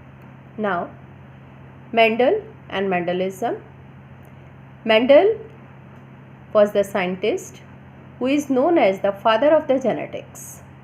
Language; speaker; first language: English; non-native, local second language; Gujarati